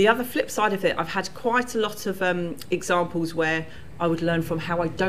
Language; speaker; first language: English; native; English